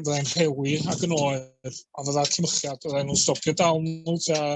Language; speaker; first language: Welsh; native; Welsh